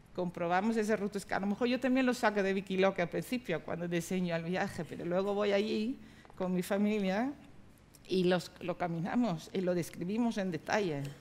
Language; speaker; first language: Spanish; non-native, fluent; Dutch